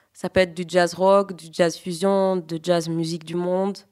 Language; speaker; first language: French; early bilingual, other home language; Greek